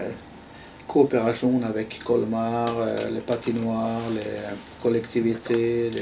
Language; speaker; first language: French; non-native, fluent; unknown